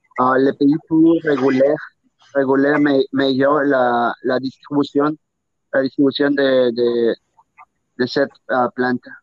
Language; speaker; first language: French; non-native, learner; Spanish